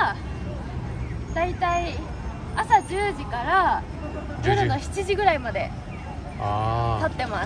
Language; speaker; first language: Japanese; native; Japanese